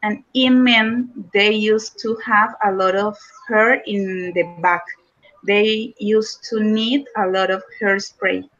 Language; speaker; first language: English; non-native, learner; Spanish